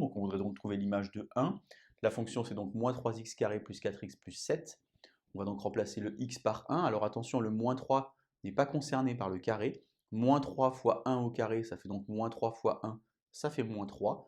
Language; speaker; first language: French; native; French